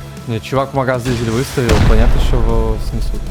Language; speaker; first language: Russian; native; Russian